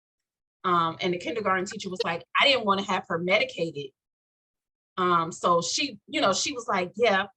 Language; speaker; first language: English; native; English